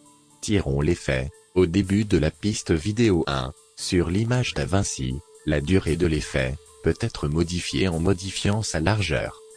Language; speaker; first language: French; native; French